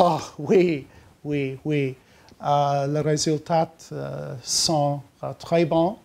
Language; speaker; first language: French; non-native, learner; English